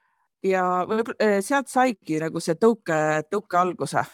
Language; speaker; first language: Estonian; native; Estonian